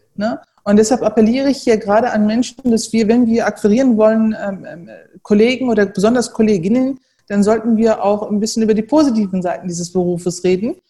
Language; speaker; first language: German; early bilingual, other home language; Turkish